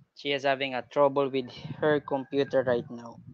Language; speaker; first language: English; non-native, local second language; Filipino